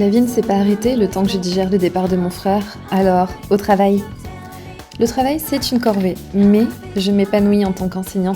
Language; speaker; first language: French; native; French